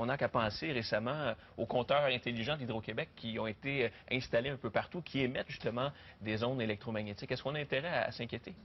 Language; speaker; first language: French; native; French